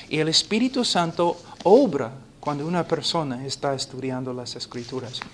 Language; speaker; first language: Spanish; non-native, fluent; English